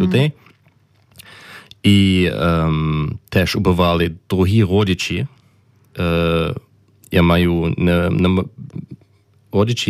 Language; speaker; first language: Ukrainian; early bilingual, heritage; German